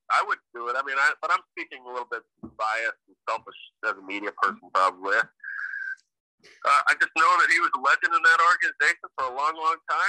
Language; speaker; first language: English; native; English